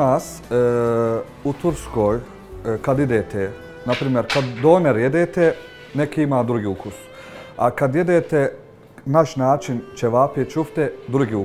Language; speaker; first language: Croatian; non-native, fluent; Turkish